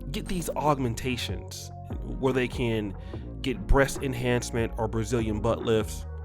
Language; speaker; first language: English; native; English